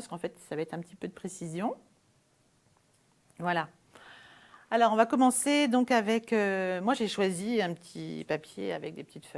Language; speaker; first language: French; native; French